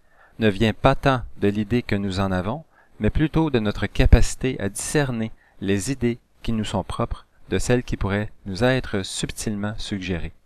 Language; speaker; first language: French; native; French